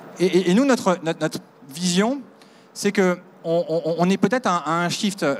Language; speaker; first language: French; native; French